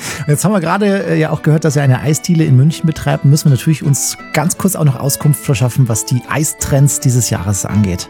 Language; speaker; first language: German; native; German